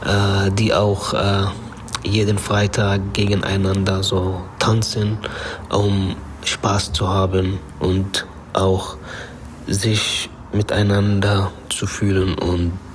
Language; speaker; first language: German; non-native, learner; Arabic